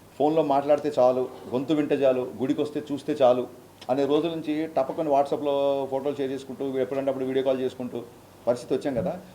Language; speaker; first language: Telugu; native; Telugu